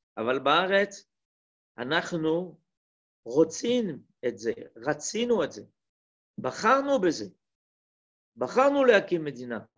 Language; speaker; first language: Hebrew; non-native, fluent; French